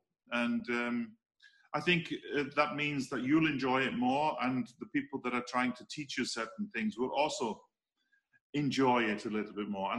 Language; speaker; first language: English; native; English